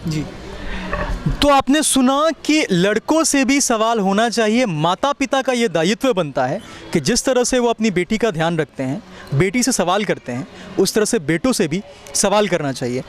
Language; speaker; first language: Hindi; native; Hindi